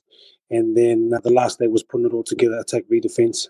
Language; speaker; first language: English; native; English